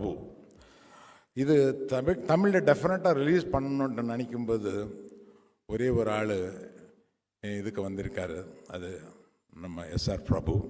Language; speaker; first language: Tamil; non-native, local second language; Telugu